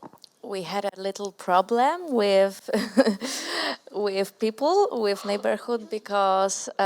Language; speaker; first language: English; non-native, learner; Polish